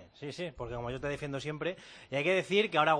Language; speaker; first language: Spanish; native; Spanish